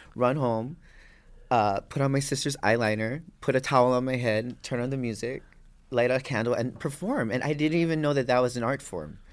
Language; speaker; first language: English; native; English